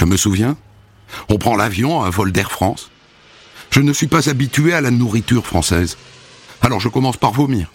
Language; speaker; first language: French; native; French